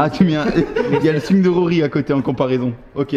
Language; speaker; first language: French; native; French